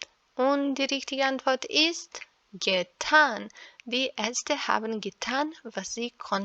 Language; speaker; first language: German; non-native, fluent; Serbian